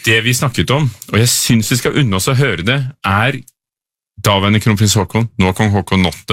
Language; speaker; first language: Norwegian; native; Norwegian